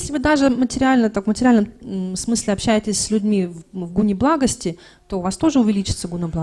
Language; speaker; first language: Russian; native; Russian